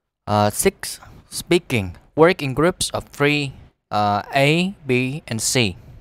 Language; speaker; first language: English; non-native, fluent; Vietnamese